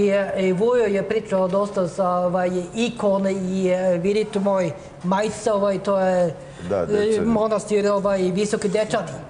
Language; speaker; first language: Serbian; non-native, fluent; Norwegian